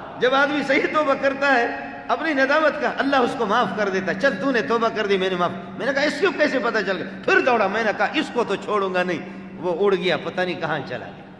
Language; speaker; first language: Urdu; non-native, local second language; Baluchi